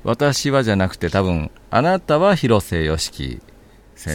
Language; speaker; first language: Japanese; native; Japanese